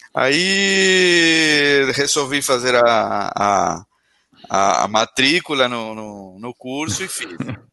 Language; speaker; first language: Portuguese; non-native, fluent; Spanish